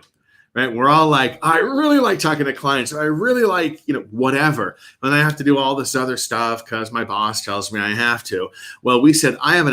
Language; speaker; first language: English; native; English